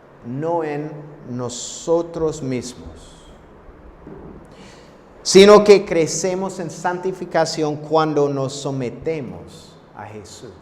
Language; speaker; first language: Spanish; non-native, fluent; English